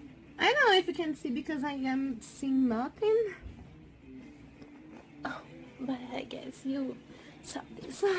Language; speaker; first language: English; non-native, fluent; Portuguese